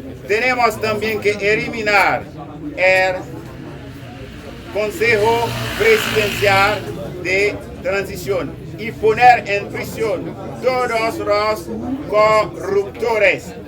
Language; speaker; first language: Spanish; non-native, local second language; Haitian Creole